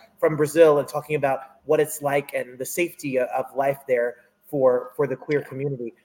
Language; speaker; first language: English; native; English